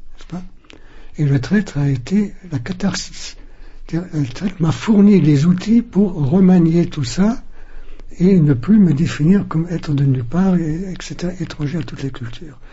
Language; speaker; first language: French; non-native, fluent; German